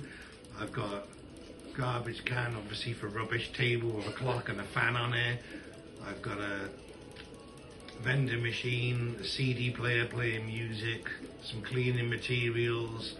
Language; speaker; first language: English; native; English